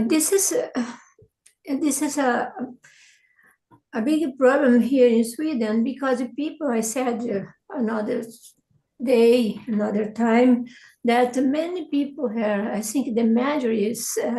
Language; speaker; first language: English; non-native, learner; Portuguese